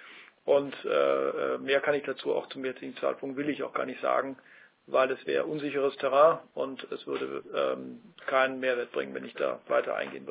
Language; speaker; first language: German; native; German